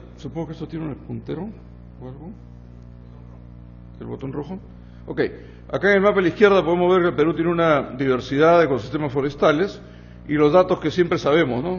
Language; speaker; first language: Spanish; native; Spanish